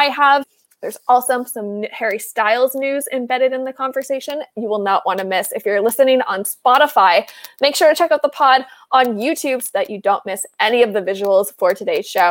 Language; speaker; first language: English; native; English